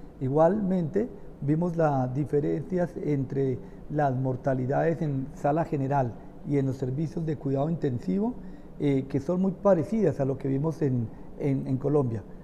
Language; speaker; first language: Spanish; native; Spanish